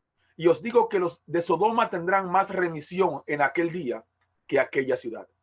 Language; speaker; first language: Spanish; native; Spanish